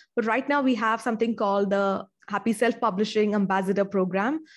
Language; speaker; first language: English; non-native, local second language; Tamil